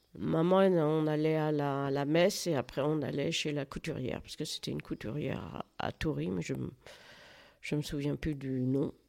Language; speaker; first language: French; native; French